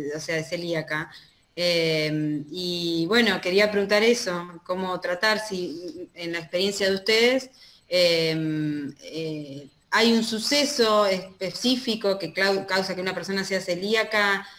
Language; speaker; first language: Spanish; native; Spanish